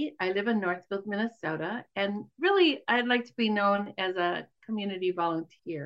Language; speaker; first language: English; native; English